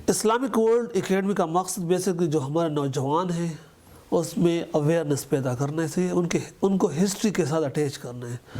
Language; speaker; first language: Urdu; non-native, local second language; Pashto